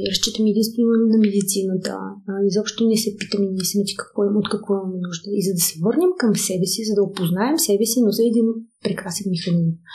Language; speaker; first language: Bulgarian; early bilingual, heritage; Russian